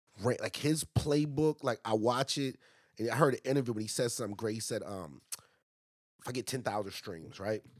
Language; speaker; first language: English; native; English